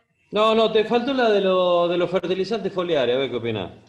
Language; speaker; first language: Spanish; native; Spanish